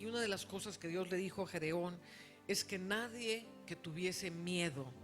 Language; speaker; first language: Spanish; native; Spanish